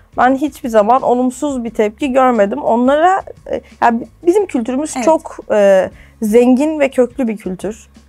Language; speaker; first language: Turkish; native; Turkish